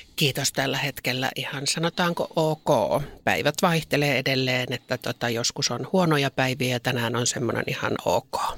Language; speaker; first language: Finnish; native; Finnish